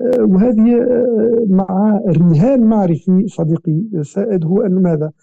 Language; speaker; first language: Arabic; native; Arabic